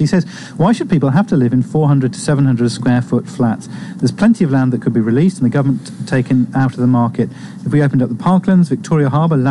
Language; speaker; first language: English; native; English